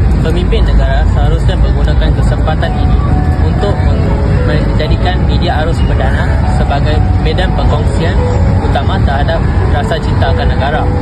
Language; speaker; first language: Malay; non-native, local second language; Tamil